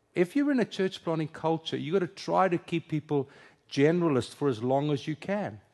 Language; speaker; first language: English; non-native, local second language; Afrikaans